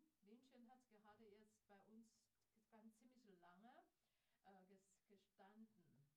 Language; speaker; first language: German; non-native, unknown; Chinese